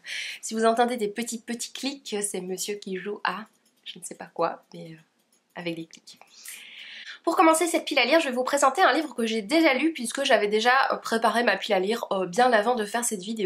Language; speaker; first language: French; native; French